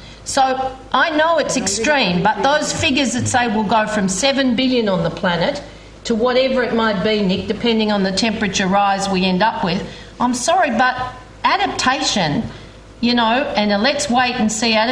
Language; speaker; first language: English; native; English